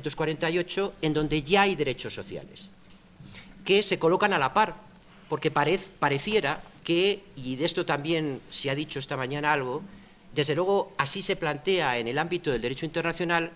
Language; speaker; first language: Spanish; native; Spanish